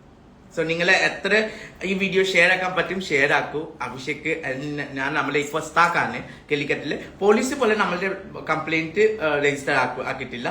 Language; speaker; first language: Malayalam; non-native, learner; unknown